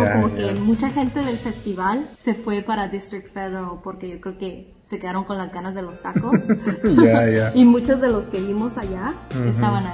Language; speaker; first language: Spanish; native; Spanish